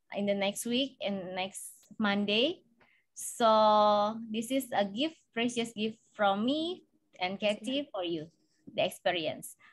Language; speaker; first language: English; non-native, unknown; Indonesian